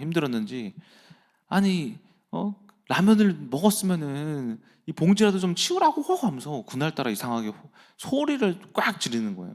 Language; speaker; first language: Korean; native; Korean